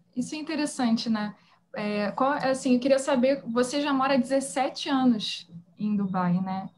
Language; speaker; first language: Portuguese; native; Portuguese